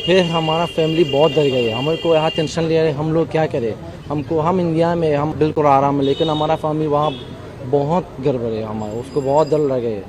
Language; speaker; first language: Hindi; non-native, learner; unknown